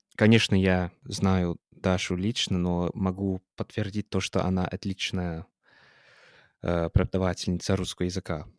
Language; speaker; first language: Russian; non-native, fluent; English